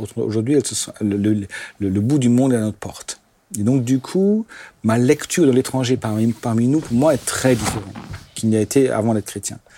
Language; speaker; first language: French; non-native, local second language; Swiss German